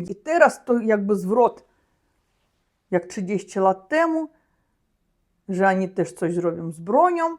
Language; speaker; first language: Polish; non-native, learner; Russian